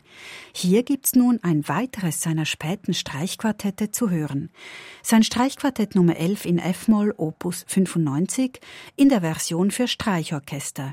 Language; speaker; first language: German; native; German